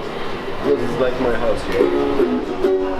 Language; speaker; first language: English; non-native, learner; Arabic